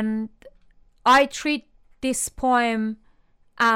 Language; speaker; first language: English; non-native, fluent; Persian